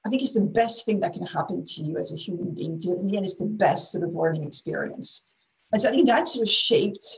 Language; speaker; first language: English; non-native, fluent; French